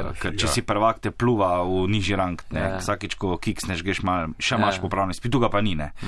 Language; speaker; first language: Slovenian; native; Slovenian